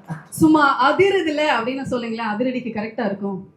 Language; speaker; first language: Tamil; native; Tamil